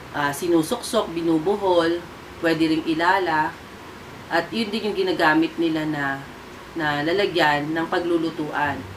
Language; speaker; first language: Filipino; native; Filipino